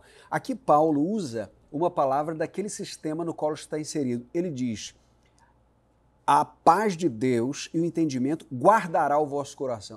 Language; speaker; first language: Portuguese; native; Portuguese